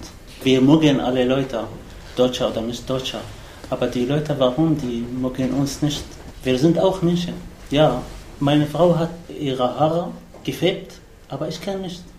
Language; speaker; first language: German; non-native, learner; Arabic